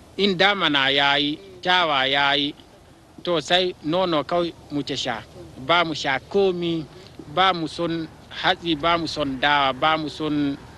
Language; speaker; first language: Hausa; non-native, local second language; Fula